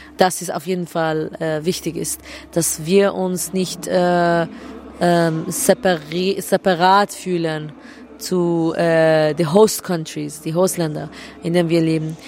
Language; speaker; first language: German; non-native, fluent; Persian